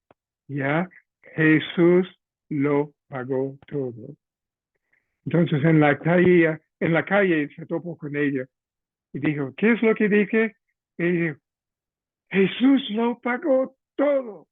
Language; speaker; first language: Spanish; non-native, fluent; English